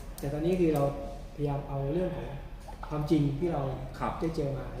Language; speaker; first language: Thai; native; Thai